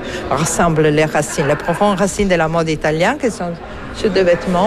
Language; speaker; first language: French; non-native, fluent; Italian